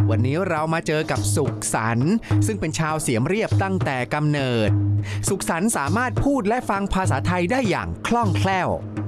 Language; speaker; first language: Thai; native; Thai